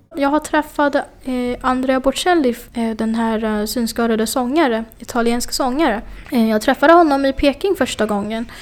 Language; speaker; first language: Swedish; non-native, fluent; Chinese